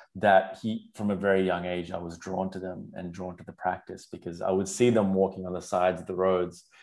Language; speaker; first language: English; non-native, local second language; Sinhala